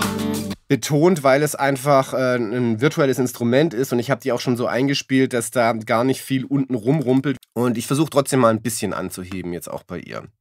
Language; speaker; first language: German; native; German